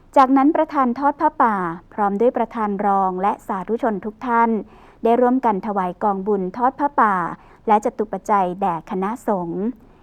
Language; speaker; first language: Thai; native; Thai